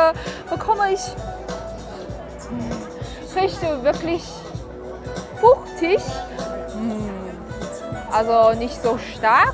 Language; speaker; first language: German; non-native, fluent; Chinese